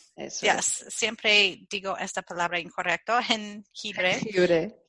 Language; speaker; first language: Spanish; non-native, fluent; English